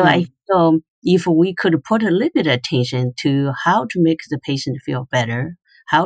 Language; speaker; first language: English; non-native, fluent; Chinese